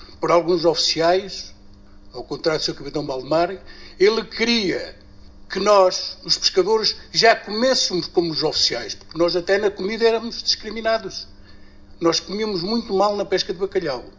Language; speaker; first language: Portuguese; native; Portuguese